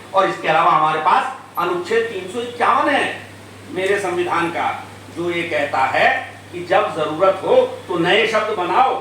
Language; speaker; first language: Hindi; native; Hindi